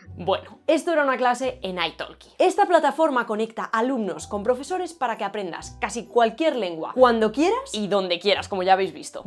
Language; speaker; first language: Spanish; native; Spanish